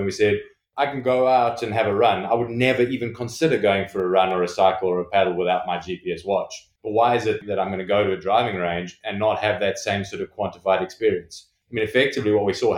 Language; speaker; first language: English; native; English